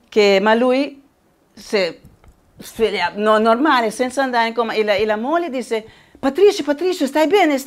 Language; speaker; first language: Italian; non-native, learner; Spanish